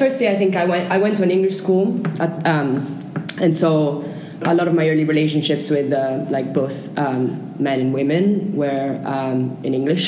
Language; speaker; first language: English; non-native, fluent; Italian